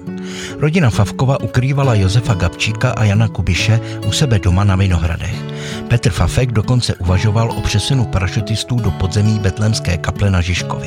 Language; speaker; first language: Czech; native; Czech